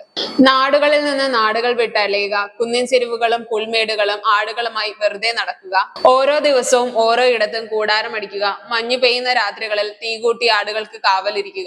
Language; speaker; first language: Malayalam; native; Malayalam